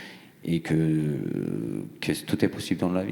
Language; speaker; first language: French; non-native, fluent; Persian